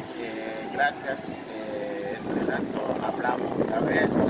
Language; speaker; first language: Spanish; non-native, learner; Haitian Creole